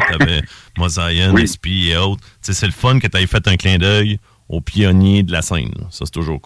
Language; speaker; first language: French; native; French